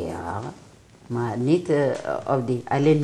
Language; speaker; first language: Dutch; non-native, learner; Tigrinya